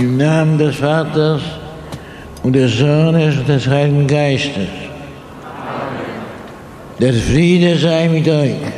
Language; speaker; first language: German; non-native, fluent; Polish